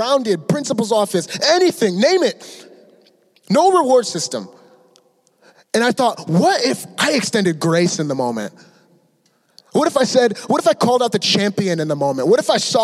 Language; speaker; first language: English; native; English